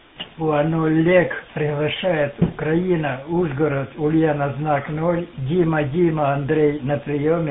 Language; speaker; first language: Russian; non-native, local second language; Ukrainian